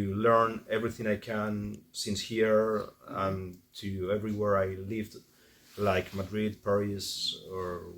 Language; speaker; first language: English; non-native, fluent; Spanish